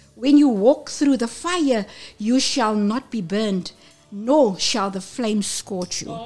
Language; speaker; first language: English; non-native, local second language; Afrikaans